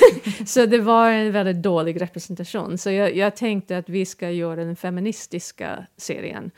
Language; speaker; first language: Swedish; non-native, fluent; English